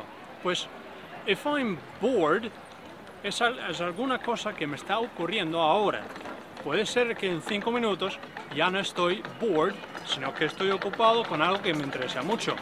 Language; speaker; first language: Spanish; non-native, fluent; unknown